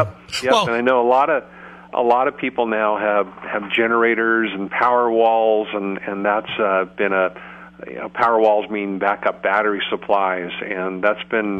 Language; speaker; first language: English; native; English